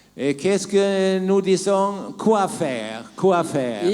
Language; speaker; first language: French; non-native, learner; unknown